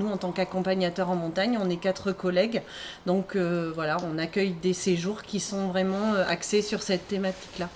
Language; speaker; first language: French; native; French